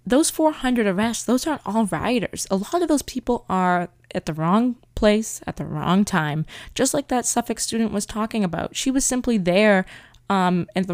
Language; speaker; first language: English; native; English